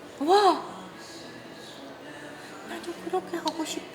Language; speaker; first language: Korean; non-native, learner; Japanese